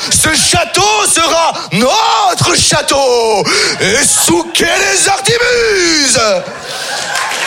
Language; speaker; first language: French; native; French